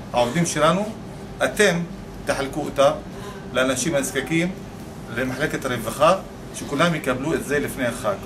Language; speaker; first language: Hebrew; non-native, local second language; Arabic